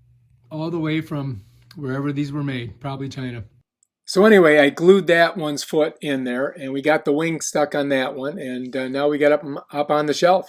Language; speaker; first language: English; native; English